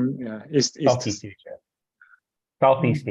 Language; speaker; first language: English; non-native, fluent; Korean